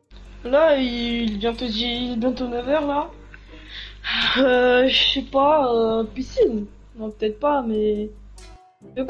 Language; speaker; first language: French; native; French